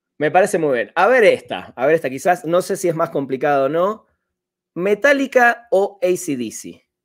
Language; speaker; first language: Spanish; native; Spanish